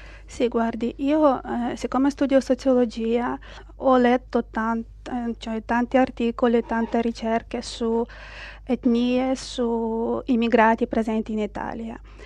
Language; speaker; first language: Italian; non-native, fluent; Ukrainian